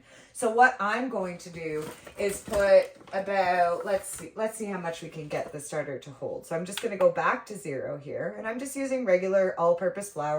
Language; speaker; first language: English; native; English